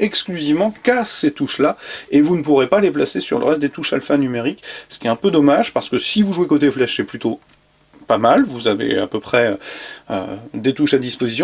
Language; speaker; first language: French; native; French